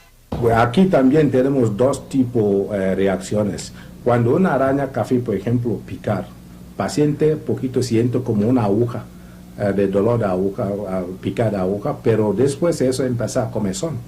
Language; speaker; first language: Spanish; non-native, learner; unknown